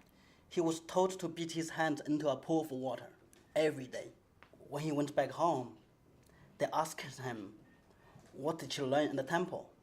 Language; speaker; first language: English; non-native, learner; Chinese